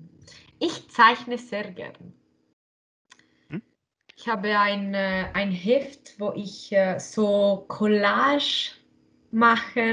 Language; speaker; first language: German; non-native, local second language; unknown